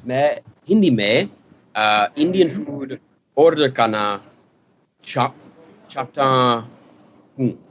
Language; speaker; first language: Hindi; non-native, learner; English